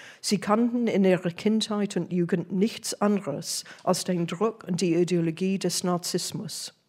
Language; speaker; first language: German; non-native, fluent; English